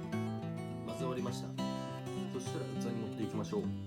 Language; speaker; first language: Japanese; native; Japanese